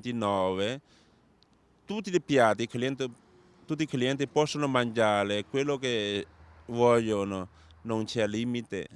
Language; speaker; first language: Italian; non-native, learner; Chinese